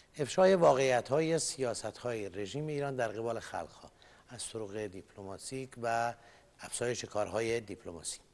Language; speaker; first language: Persian; non-native, local second language; Kurdish